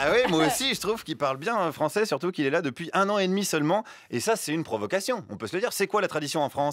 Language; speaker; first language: French; native; French